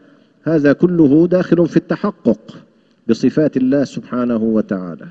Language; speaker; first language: Arabic; native; Arabic